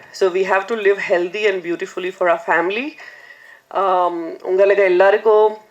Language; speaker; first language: Tamil; non-native, fluent; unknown